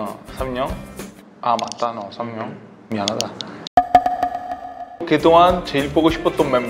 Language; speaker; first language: Korean; non-native, fluent; Italian